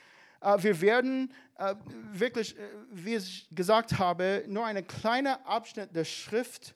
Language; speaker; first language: German; non-native, fluent; English